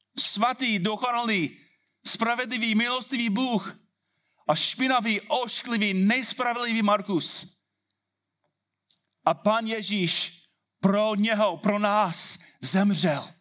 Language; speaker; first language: Czech; non-native, fluent; English